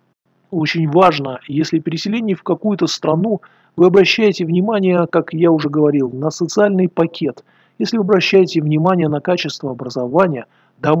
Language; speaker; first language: Russian; native; Russian